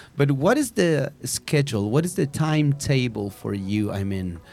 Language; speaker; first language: English; non-native, fluent; Spanish